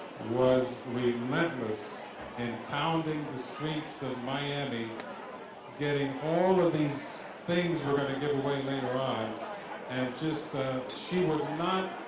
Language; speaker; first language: English; native; English